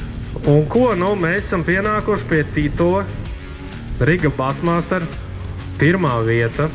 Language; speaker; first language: Latvian; native; Latvian